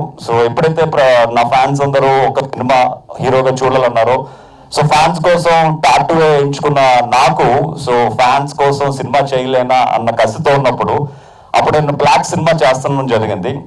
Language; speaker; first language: Telugu; native; Telugu